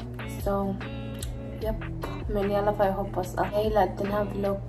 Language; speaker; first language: Swedish; non-native, fluent; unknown